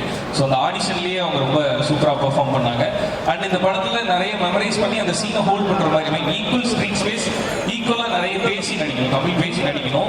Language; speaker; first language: Tamil; native; Tamil